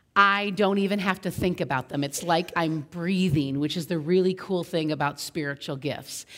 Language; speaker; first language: English; native; English